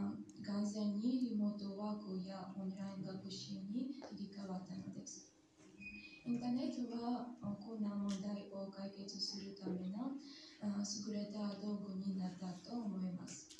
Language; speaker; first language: Japanese; non-native, fluent; Armenian